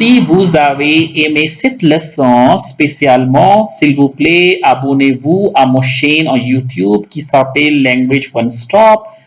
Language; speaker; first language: French; non-native, local second language; Hindi